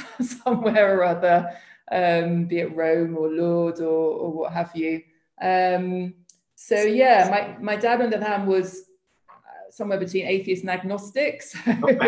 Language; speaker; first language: English; native; English